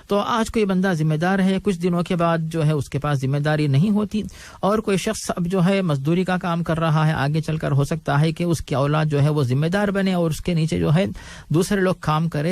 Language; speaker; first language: Urdu; native; Urdu